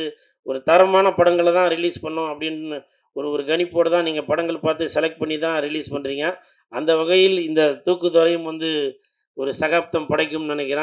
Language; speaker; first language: Tamil; native; Tamil